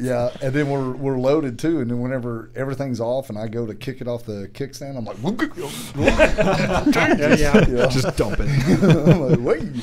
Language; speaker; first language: English; native; English